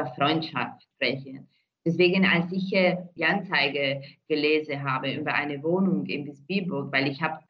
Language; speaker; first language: German; non-native, fluent; Italian